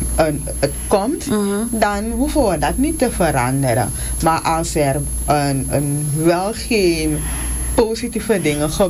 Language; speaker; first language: Dutch; non-native, local second language; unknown